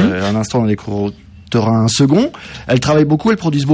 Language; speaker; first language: French; native; French